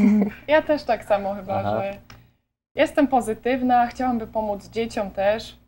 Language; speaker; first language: Polish; early bilingual, heritage; Polish